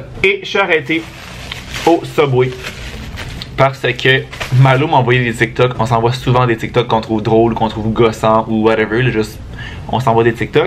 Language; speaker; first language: French; native; French